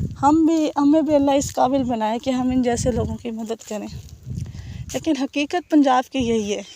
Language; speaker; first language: Urdu; non-native, local second language; Saraiki